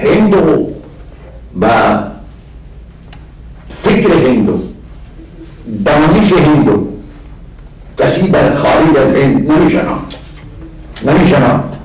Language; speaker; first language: Persian; non-native, fluent; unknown